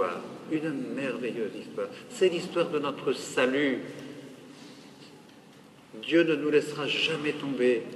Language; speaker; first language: French; native; French